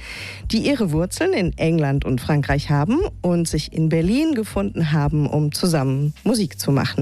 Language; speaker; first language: German; native; German